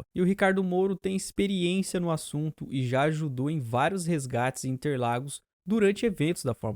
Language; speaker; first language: Portuguese; native; Portuguese